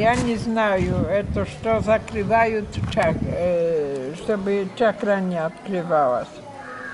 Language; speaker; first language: Russian; non-native, learner; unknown